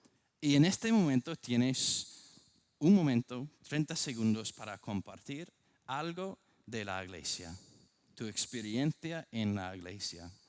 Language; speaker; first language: Spanish; non-native, fluent; English